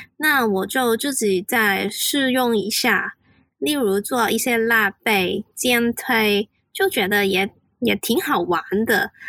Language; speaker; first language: Chinese; non-native, local second language; Cantonese